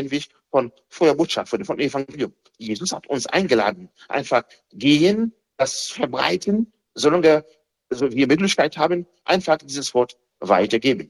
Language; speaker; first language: German; non-native, fluent; Haitian Creole